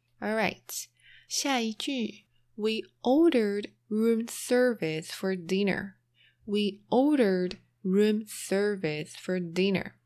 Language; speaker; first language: English; non-native, fluent; Chinese